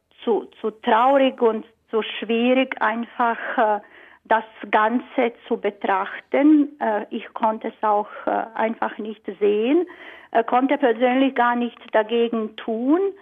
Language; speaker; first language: German; non-native, fluent; Croatian